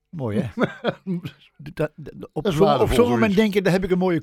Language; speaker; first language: Dutch; native; Dutch